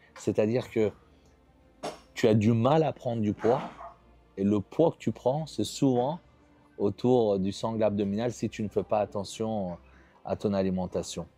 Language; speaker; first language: French; native; French